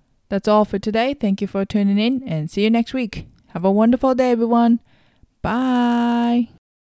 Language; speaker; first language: English; non-native, fluent; Japanese